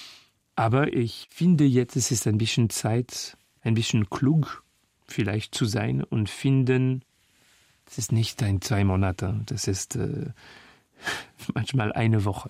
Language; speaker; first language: German; non-native, fluent; French